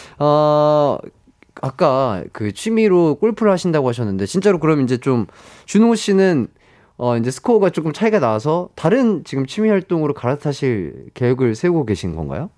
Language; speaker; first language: Korean; native; Korean